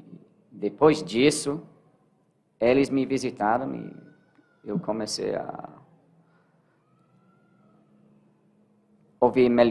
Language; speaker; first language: Portuguese; non-native, learner; English